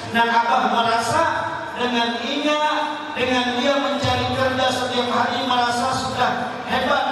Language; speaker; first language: Indonesian; non-native, local second language; Banjar